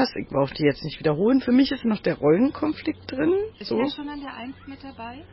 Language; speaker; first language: German; native; German